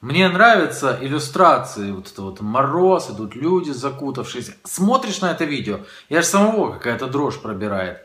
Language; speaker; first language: Russian; native; Russian